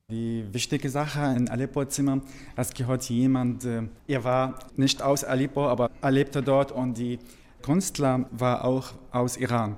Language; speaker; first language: German; non-native, learner; Arabic